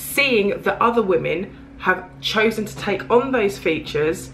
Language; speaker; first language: English; native; English